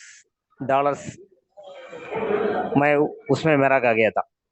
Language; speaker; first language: Hindi; non-native, local second language; Tamil